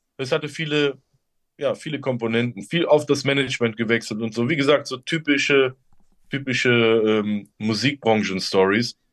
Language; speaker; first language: German; early bilingual, other home language; Turkish